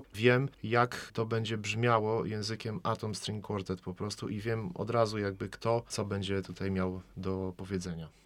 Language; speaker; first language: Polish; native; Polish